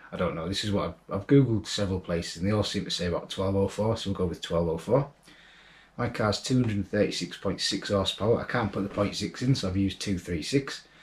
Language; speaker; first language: English; native; English